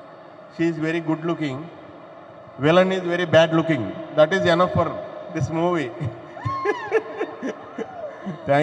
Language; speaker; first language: Tamil; non-native, learner; Telugu